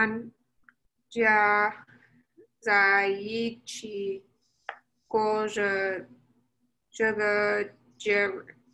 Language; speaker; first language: Chinese; non-native, learner; English